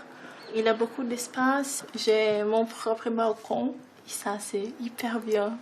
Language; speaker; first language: French; non-native, fluent; Portuguese